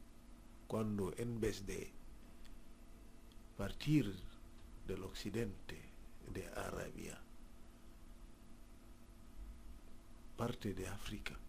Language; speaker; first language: Spanish; non-native, fluent; Wolof